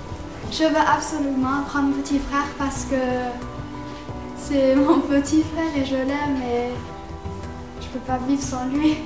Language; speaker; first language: French; early bilingual, heritage; French